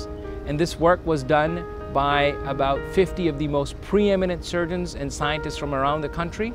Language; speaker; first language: English; native; English